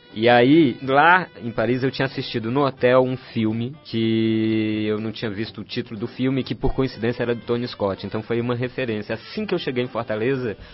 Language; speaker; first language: Portuguese; native; Portuguese